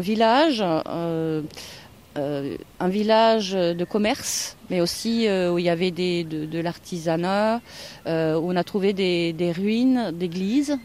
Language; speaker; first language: French; non-native, fluent; Norwegian